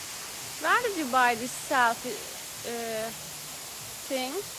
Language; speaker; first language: English; non-native, learner; Turkish